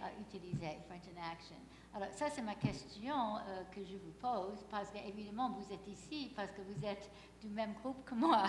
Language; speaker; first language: French; non-native, fluent; English